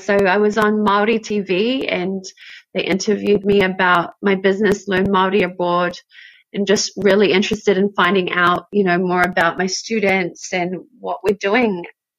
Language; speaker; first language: English; native; English